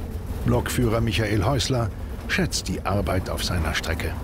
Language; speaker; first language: German; native; German